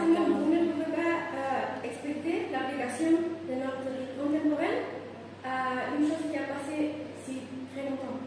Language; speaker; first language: French; non-native, fluent; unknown